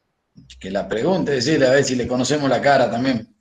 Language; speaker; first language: Spanish; native; Spanish